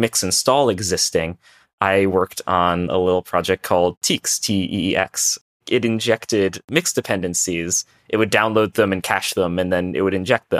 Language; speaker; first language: English; native; English